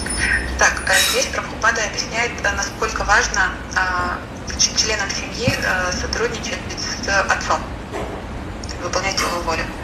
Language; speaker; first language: Russian; native; Russian